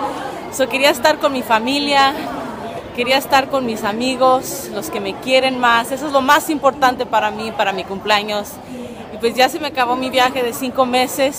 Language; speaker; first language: Spanish; early bilingual, other home language; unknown